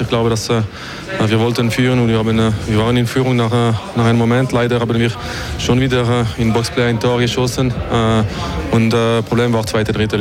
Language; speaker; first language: German; non-native, local second language; French